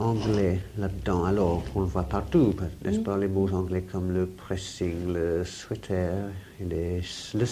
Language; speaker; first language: French; non-native, fluent; English